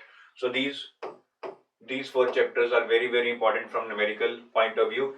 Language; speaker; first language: English; non-native, local second language; Hindi